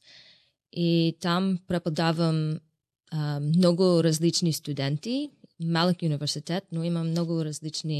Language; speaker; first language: Bulgarian; non-native, learner; English